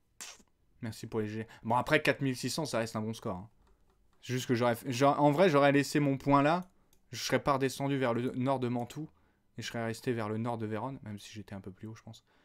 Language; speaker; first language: French; native; French